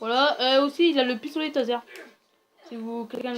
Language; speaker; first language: French; native; French